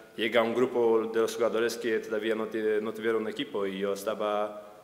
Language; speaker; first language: Spanish; non-native, fluent; Polish